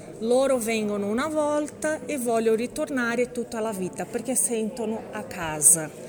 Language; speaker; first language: Italian; non-native, learner; English